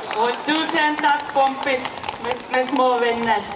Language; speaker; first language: Swedish; native; Swedish